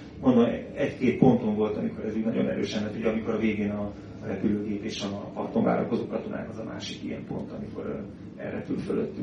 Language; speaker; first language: Hungarian; native; Hungarian